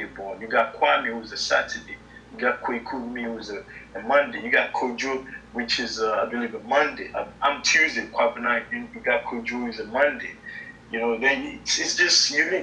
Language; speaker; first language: English; native; English